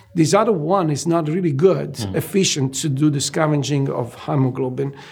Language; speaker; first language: English; non-native, fluent; Italian